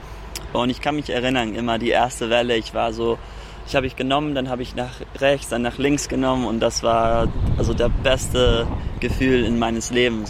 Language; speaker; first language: German; early bilingual, heritage; German